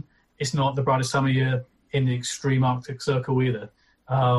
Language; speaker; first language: English; native; English